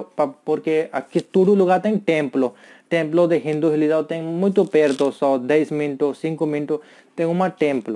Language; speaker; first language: Portuguese; non-native, learner; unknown